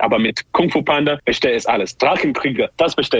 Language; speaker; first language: German; non-native, learner; English